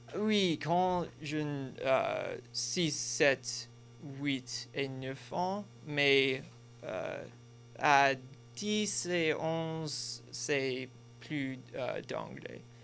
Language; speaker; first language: French; non-native, local second language; English